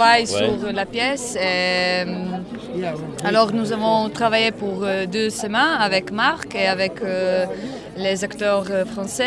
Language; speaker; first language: French; non-native, learner; Croatian